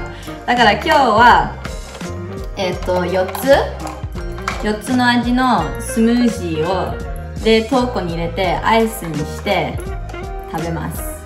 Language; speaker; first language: Japanese; early bilingual, heritage; Japanese